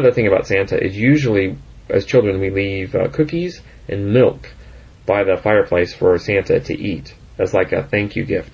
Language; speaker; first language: English; native; English